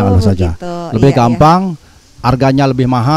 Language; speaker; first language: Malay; non-native, local second language; Balinese